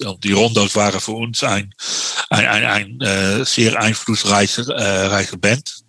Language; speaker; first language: German; non-native, learner; Dutch